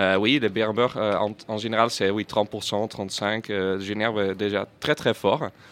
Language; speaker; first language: French; non-native, fluent; Dutch